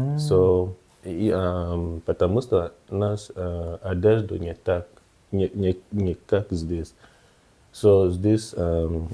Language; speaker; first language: Russian; non-native, learner; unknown